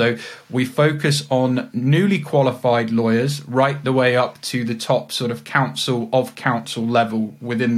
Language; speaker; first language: English; native; English